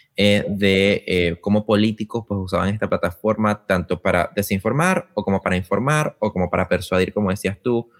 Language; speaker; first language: Spanish; native; Spanish